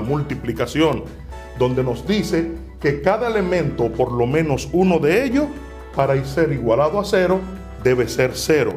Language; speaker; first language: Spanish; native; Spanish